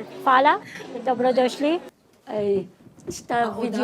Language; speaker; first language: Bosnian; non-native, learner; Arabic